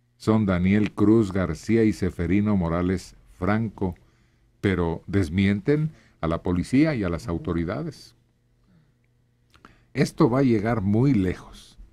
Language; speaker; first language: Spanish; native; Spanish